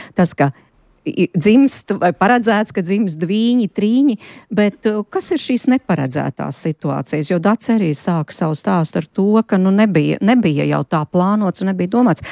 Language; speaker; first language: Latvian; native; Latvian